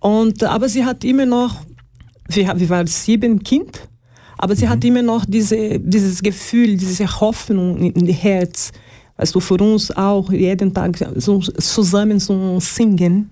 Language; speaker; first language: German; non-native, learner; Portuguese